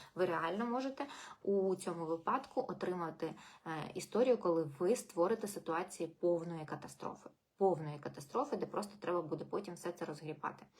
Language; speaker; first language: Ukrainian; non-native, local second language; Russian